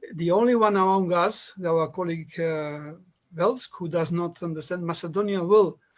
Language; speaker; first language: English; non-native, fluent; Macedonian